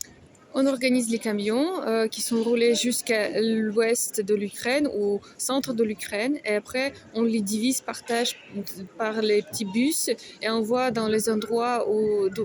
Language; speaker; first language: French; non-native, fluent; Ukrainian